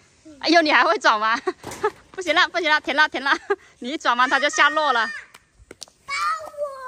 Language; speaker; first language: Chinese; native; Chinese